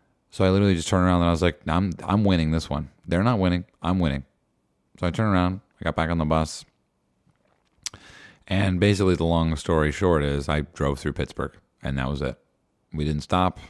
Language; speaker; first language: English; native; English